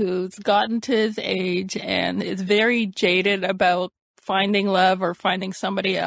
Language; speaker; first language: English; native; English